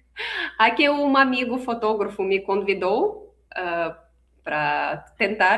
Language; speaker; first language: Portuguese; non-native, fluent; Russian